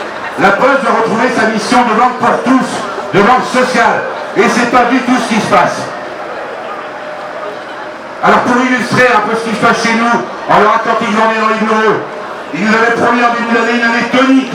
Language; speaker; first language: French; native; French